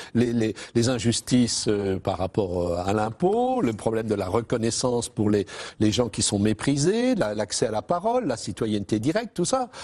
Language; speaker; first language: French; native; French